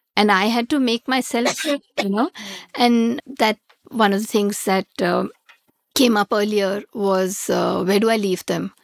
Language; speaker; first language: English; non-native, local second language; Hindi